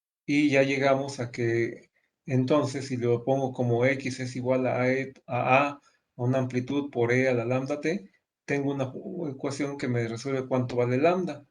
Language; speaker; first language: Spanish; native; Spanish